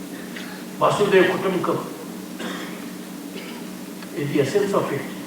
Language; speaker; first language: English; non-native, local second language; Hindi